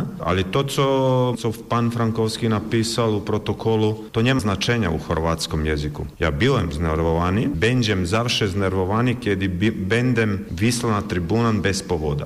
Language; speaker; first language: Polish; non-native, learner; Croatian